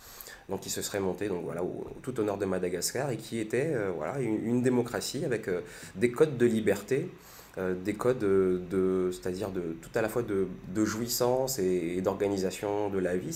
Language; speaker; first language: French; native; French